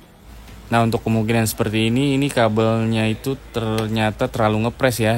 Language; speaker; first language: Indonesian; native; Indonesian